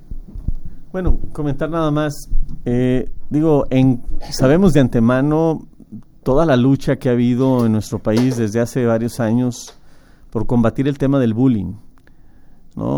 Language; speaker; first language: Spanish; native; Spanish